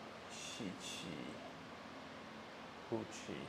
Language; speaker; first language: Chinese; non-native, learner; English